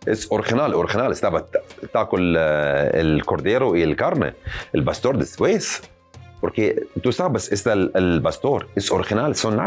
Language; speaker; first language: Spanish; non-native, learner; Arabic